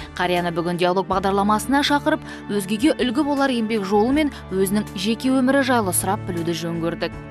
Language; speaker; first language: Kazakh; native; Kazakh